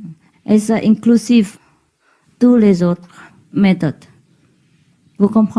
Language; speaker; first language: French; non-native, learner; Vietnamese